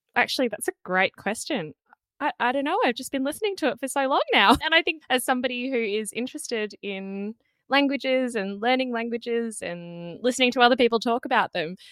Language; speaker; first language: English; native; English